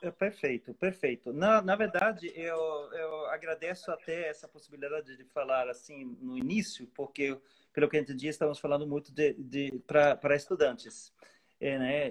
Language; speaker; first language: Portuguese; non-native, fluent; Swedish